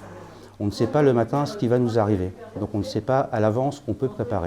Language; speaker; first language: French; native; French